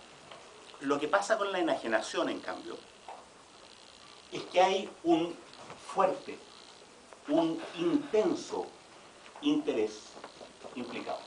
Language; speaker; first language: Spanish; native; Spanish